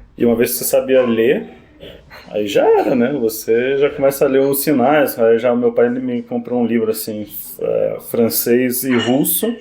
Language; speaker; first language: Portuguese; early bilingual, other home language; Spanish